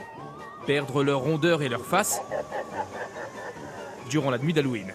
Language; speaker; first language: French; native; French